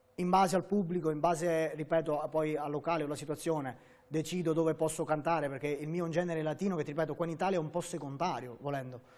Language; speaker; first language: Italian; native; Italian